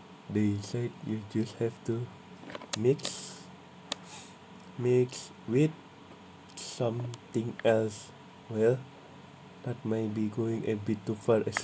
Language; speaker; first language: English; non-native, learner; Indonesian